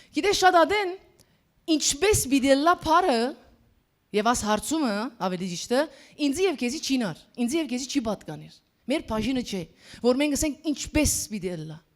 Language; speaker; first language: Armenian; early bilingual, heritage; Armenian